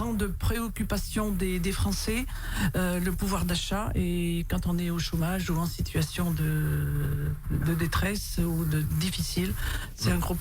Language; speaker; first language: French; native; French